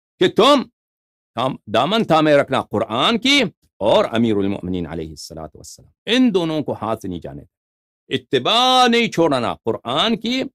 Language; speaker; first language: Urdu; native; Urdu